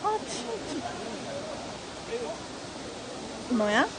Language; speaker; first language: Korean; non-native, learner; Japanese